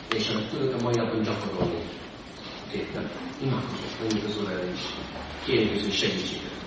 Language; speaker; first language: Hungarian; non-native, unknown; English